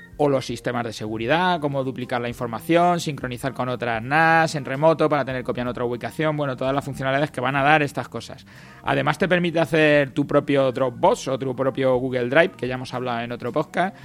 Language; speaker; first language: Spanish; native; Spanish